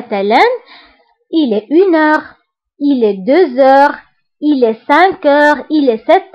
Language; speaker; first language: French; non-native, local second language; Arabic